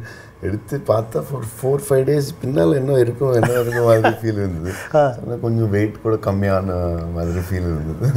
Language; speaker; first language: Tamil; non-native, learner; Telugu